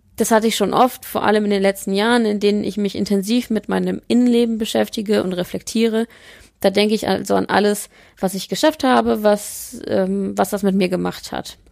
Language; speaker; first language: German; early bilingual, other home language; Polish